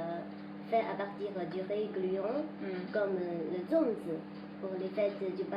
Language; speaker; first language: French; non-native, fluent; Chinese